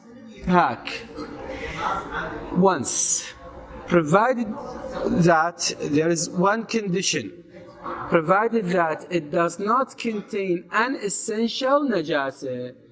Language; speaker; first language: English; non-native, fluent; Arabic